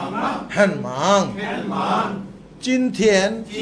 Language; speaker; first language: Chinese; non-native, fluent; Bangla